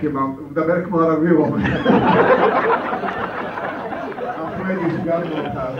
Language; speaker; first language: Hebrew; native; Hebrew